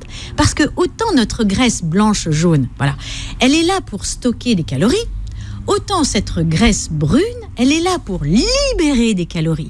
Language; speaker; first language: French; native; French